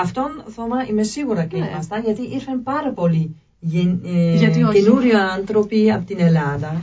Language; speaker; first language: Greek; non-native, learner; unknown